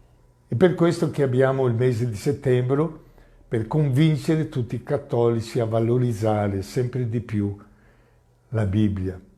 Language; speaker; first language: Italian; non-native, fluent; Portuguese